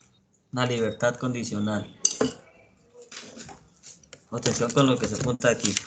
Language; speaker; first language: Spanish; native; Spanish